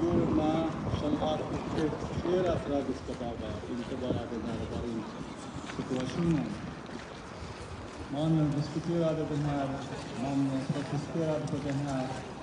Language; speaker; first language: Swedish; non-native, fluent; Uyghur